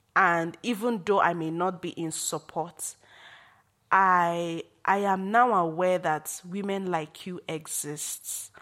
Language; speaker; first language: English; non-native, local second language; Igbo